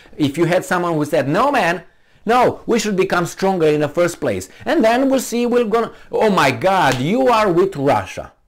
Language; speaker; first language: English; non-native, fluent; Romanian